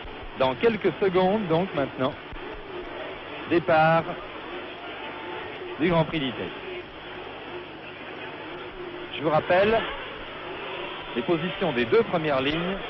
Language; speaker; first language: French; native; French